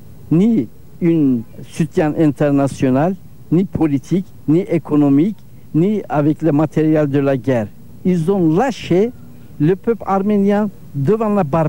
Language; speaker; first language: French; non-native, learner; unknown